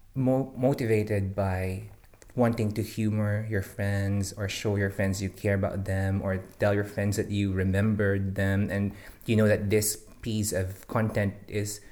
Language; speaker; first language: English; non-native, local second language; Filipino